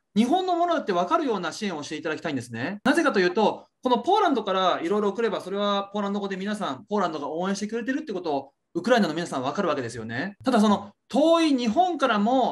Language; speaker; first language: Japanese; native; Japanese